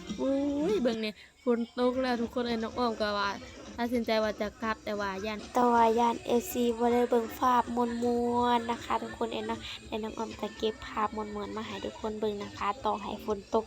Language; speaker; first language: Thai; non-native, local second language; Lao